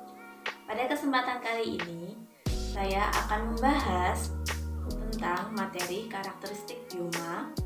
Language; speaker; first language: Indonesian; native; Indonesian